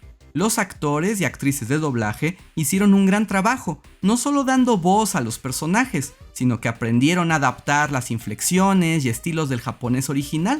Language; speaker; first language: Spanish; native; Spanish